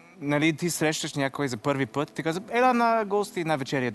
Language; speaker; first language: Bulgarian; non-native, learner; English